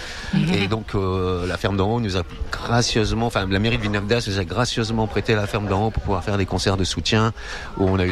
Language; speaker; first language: French; native; French